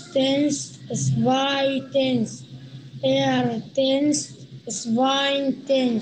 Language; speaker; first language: German; non-native, learner; Spanish